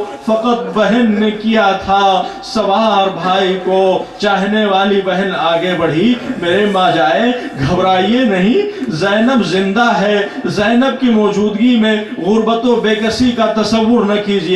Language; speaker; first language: Urdu; native; Urdu